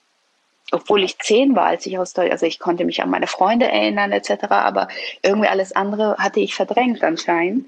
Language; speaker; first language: German; early bilingual, other home language; Persian